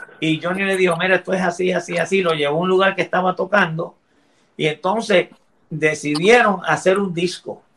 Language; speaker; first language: Spanish; early bilingual, heritage; Spanish